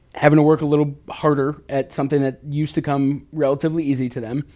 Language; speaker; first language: English; native; English